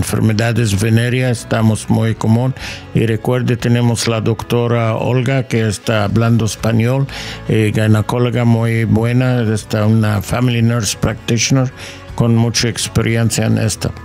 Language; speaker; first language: Spanish; non-native, learner; English